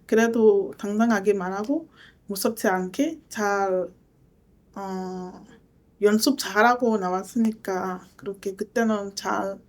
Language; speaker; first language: Korean; non-native, learner; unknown